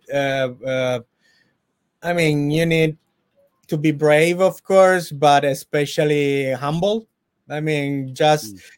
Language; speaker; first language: English; non-native, fluent; Italian